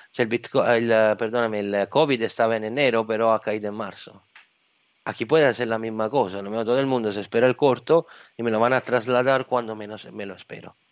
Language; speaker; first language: Spanish; non-native, fluent; Italian